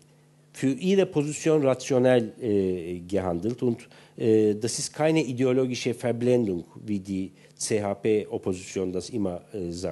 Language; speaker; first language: German; non-native, fluent; Turkish